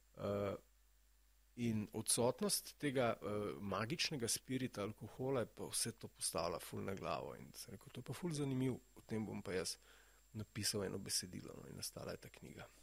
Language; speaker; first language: Slovenian; native; Slovenian